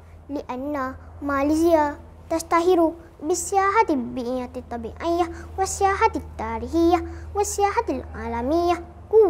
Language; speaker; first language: Arabic; non-native, learner; Malay